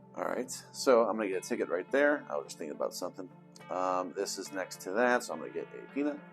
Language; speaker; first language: English; native; English